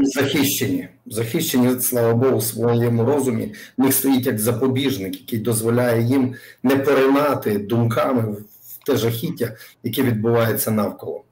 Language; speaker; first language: Ukrainian; native; Ukrainian